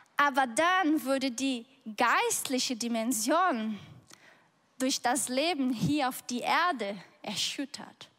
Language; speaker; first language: German; non-native, fluent; Portuguese